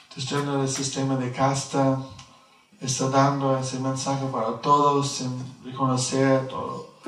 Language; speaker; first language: Spanish; non-native, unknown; English